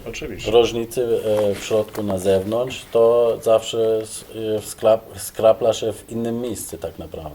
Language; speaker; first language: Polish; non-native, fluent; German